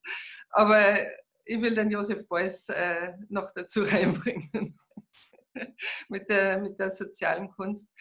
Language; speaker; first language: German; native; German